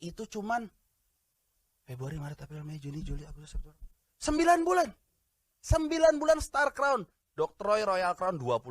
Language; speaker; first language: Indonesian; native; Indonesian